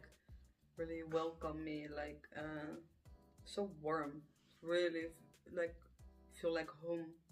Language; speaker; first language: English; non-native, learner; Dutch